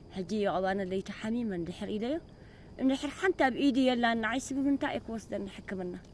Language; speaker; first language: Tigrinya; native; Tigrinya